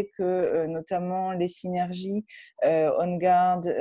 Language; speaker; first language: French; native; French